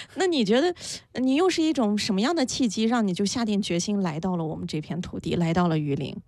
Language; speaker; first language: Chinese; native; Chinese